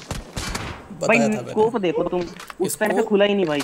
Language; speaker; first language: Hindi; native; Hindi